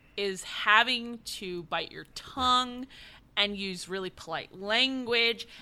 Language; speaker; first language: English; native; English